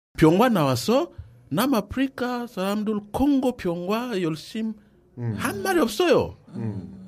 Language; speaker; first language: Korean; non-native, learner; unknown